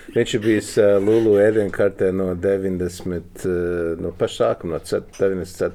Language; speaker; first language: Latvian; early bilingual, heritage; Latvian